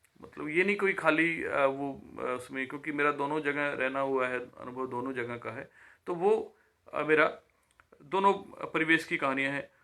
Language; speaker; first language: Hindi; native; Hindi